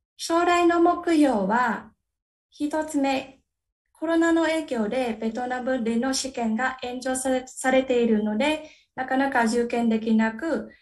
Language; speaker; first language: Japanese; non-native, fluent; Vietnamese